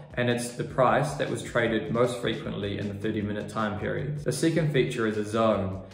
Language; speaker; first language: English; native; English